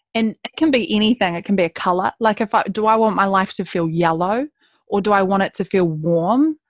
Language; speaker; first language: English; native; English